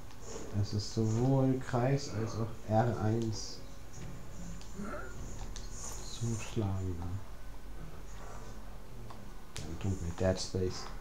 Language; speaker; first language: German; native; German